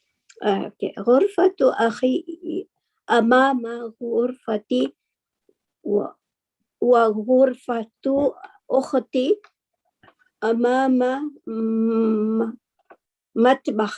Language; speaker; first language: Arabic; non-native, learner; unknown